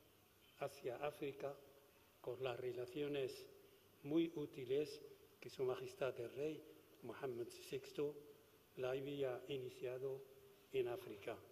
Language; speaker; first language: Spanish; non-native, fluent; Arabic